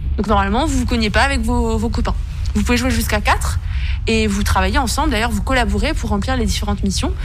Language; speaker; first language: French; native; French